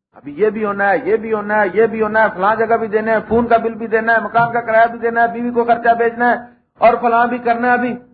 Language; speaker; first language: Urdu; non-native, local second language; Punjabi